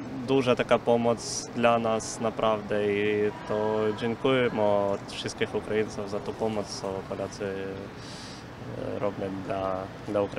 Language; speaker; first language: Polish; non-native, learner; Ukrainian